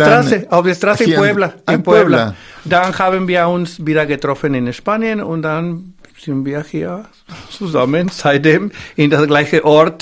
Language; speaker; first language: German; non-native, fluent; Spanish